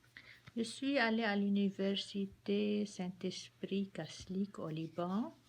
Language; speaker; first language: French; non-native, local second language; Arabic